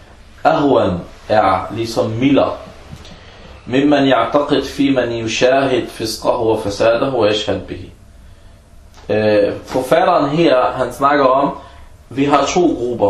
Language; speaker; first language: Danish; early bilingual, other home language; Arabic